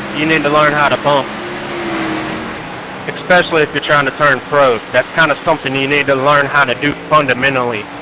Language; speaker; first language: English; native; English